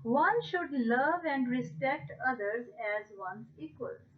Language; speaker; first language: English; non-native, local second language; Punjabi